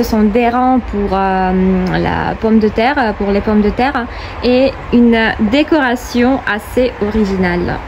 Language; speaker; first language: French; non-native, fluent; Russian